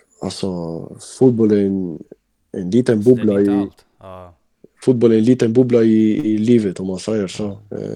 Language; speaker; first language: Swedish; early bilingual, other home language; Albanian